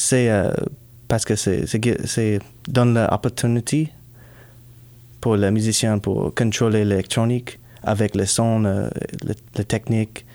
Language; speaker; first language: French; non-native, learner; English